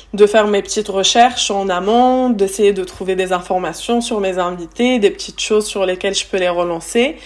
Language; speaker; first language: French; native; French